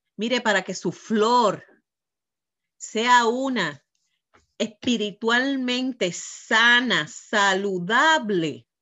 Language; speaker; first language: Spanish; native; Spanish